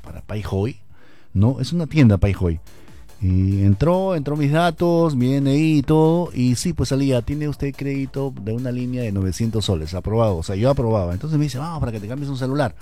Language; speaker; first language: Spanish; native; Spanish